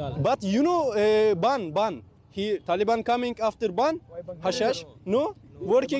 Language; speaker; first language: English; non-native, learner; Turkish